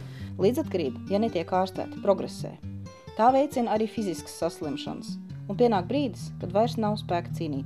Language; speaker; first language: Latvian; native; Latvian